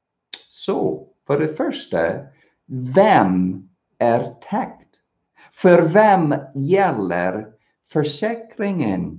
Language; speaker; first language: Swedish; non-native, fluent; English